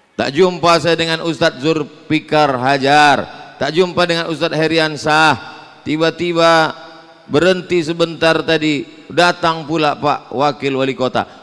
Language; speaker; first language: Malay; native; Malay